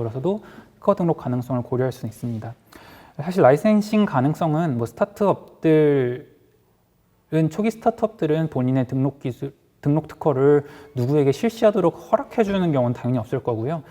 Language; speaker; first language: Korean; native; Korean